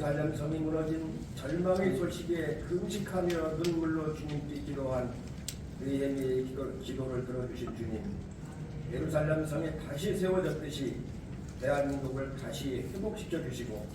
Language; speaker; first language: Korean; native; Korean